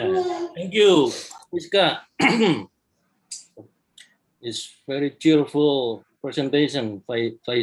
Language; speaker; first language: English; non-native, fluent; Indonesian